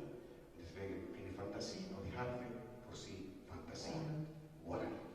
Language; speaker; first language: German; non-native, learner; Spanish